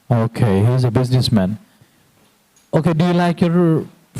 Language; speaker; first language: English; non-native, fluent; Hindi